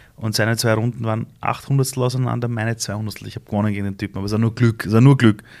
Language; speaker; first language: German; early bilingual, other home language; Persian